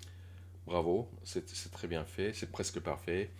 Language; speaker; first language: French; non-native, fluent; Korean